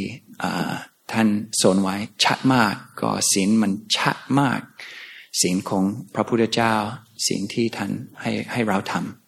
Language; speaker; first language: Thai; non-native, fluent; English